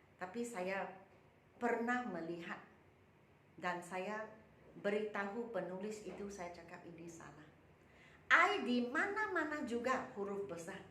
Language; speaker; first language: Malay; non-native, local second language; Chinese